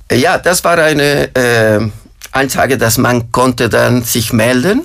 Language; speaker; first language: German; non-native, fluent; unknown